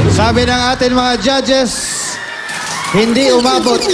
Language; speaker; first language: Filipino; native; Filipino